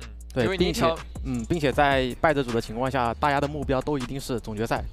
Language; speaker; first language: Chinese; native; Chinese